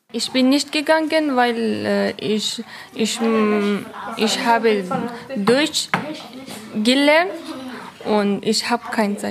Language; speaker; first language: German; non-native, learner; Persian